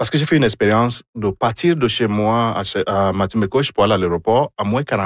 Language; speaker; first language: French; non-native, fluent; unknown